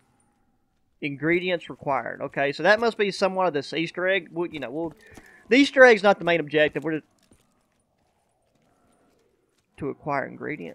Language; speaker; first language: English; native; English